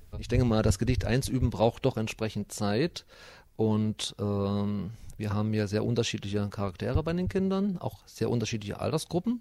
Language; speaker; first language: German; native; German